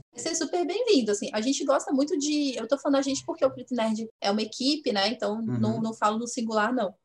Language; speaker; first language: Portuguese; native; Portuguese